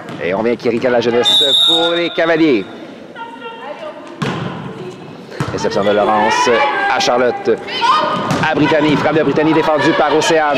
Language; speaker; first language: French; native; French